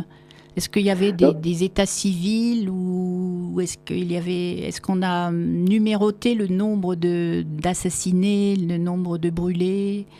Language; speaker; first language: French; native; French